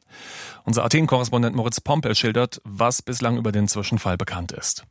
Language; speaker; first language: German; native; German